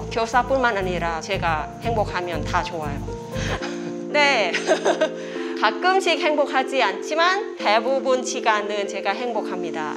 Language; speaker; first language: Korean; non-native, fluent; Thai